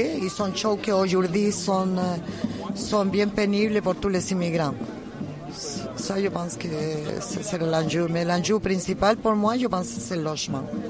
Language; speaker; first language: French; non-native, learner; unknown